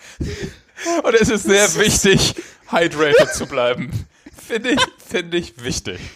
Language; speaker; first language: German; native; German